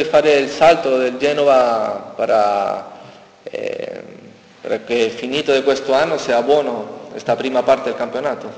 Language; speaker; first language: Italian; non-native, learner; Spanish